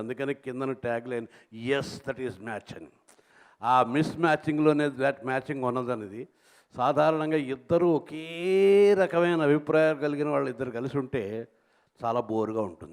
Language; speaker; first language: Telugu; native; Telugu